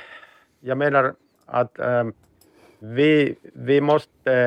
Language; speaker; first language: Swedish; non-native, learner; Finnish